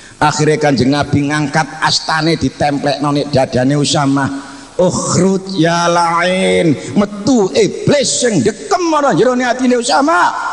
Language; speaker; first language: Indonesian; non-native, local second language; Javanese